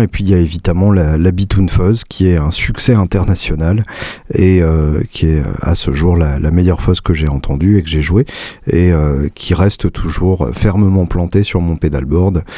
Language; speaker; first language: French; native; French